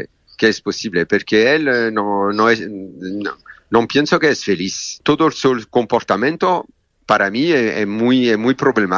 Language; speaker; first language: Spanish; non-native, fluent; French